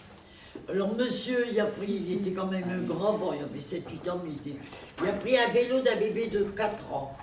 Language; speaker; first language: French; native; French